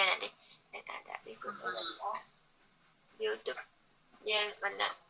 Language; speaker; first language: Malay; non-native, learner; Vietnamese